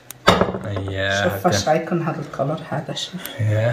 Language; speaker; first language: Arabic; native; Arabic